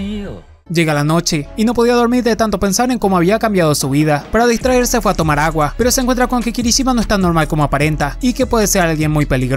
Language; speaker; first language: Spanish; native; Spanish